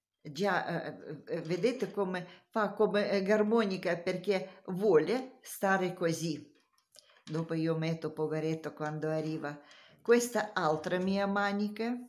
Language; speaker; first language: Italian; non-native, learner; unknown